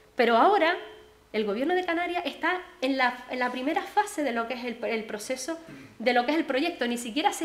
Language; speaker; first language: Spanish; native; Spanish